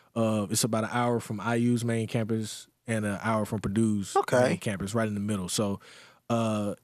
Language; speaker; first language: English; native; English